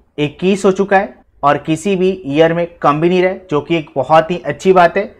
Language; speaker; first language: Hindi; native; Hindi